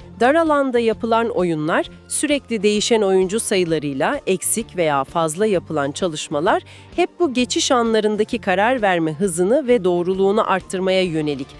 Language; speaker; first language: Turkish; native; Turkish